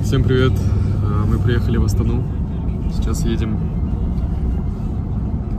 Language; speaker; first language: Russian; native; Russian